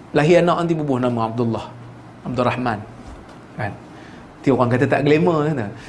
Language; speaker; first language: Malay; native; Malay